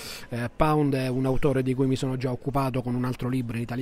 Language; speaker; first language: Italian; native; Italian